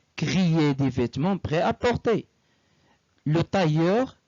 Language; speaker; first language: French; non-native, local second language; Arabic